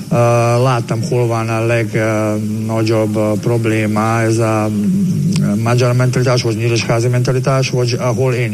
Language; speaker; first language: Hungarian; non-native, learner; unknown